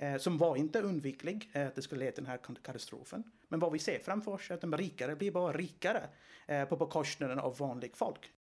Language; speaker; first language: Swedish; non-native, fluent; Greek